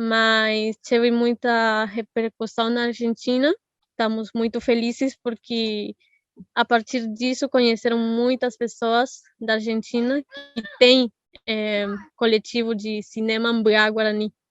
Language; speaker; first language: Portuguese; non-native, fluent; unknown